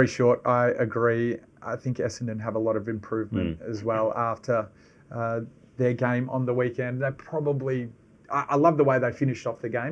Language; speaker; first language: English; native; English